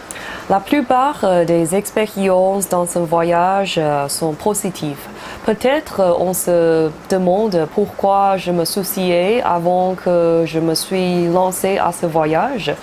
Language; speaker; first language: French; non-native, fluent; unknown